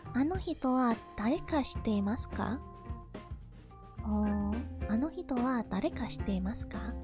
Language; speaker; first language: Japanese; non-native, learner; English